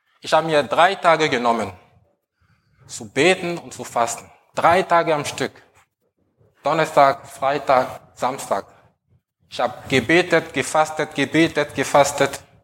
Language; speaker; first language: German; non-native, fluent; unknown